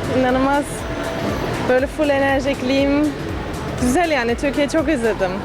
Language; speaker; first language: Turkish; non-native, fluent; German